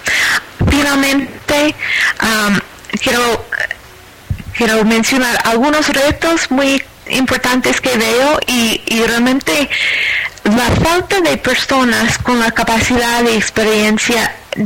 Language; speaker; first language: Spanish; non-native, fluent; English